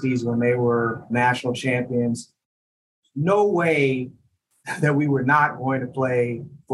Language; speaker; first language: English; native; English